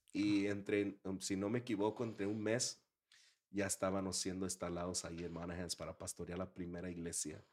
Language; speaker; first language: Spanish; early bilingual, heritage; Spanish